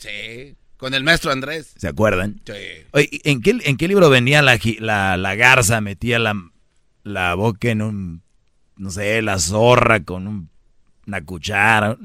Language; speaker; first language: Spanish; native; Spanish